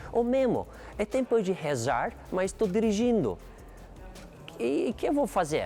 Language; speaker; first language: Portuguese; non-native, learner; Turkish